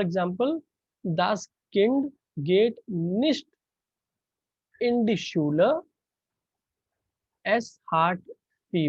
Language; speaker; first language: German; non-native, fluent; Hindi